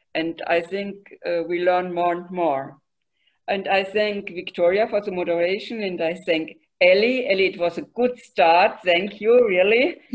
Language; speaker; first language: English; non-native, fluent; German